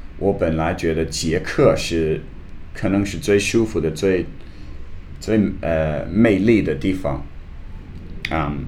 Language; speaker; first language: Chinese; non-native, learner; English